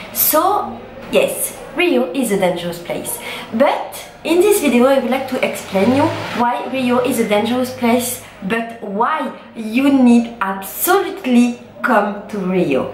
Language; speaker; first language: English; non-native, learner; French